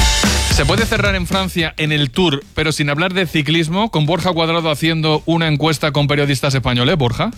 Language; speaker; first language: Spanish; native; Spanish